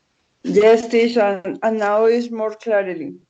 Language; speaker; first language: English; non-native, learner; Spanish